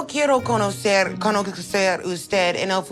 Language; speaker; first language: Spanish; non-native, learner; English